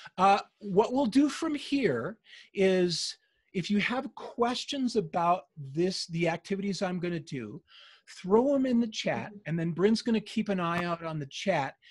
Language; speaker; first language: English; native; English